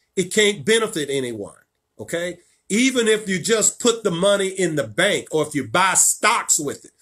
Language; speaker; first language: English; native; English